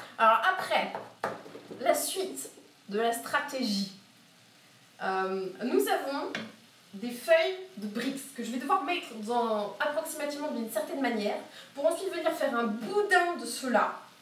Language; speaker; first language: French; native; French